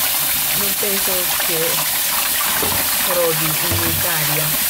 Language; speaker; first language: Japanese; native; Japanese